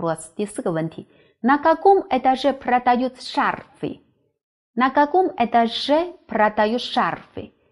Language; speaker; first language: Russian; non-native, fluent; Chinese